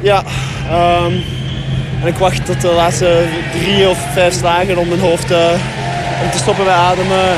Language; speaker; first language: Dutch; non-native, local second language; French